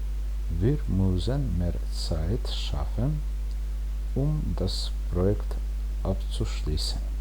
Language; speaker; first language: German; non-native, fluent; Bosnian